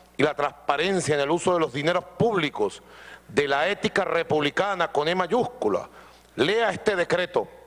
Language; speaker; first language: Spanish; native; Spanish